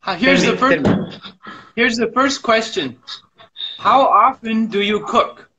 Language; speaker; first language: English; native; English